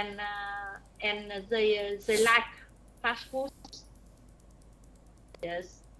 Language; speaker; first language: English; non-native, learner; Vietnamese